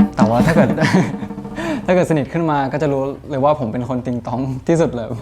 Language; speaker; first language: Thai; native; Thai